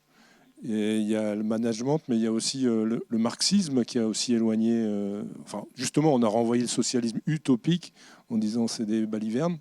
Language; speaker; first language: French; native; French